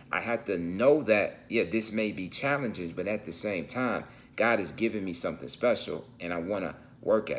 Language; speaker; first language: English; native; English